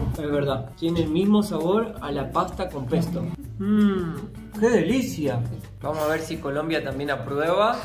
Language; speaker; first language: Spanish; native; Spanish